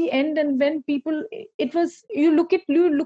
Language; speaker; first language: English; non-native, local second language; Malayalam